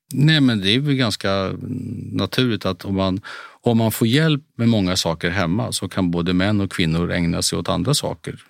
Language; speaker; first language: Swedish; native; Swedish